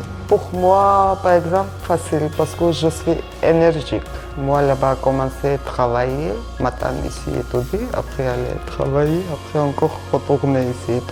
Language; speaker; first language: French; non-native, learner; Russian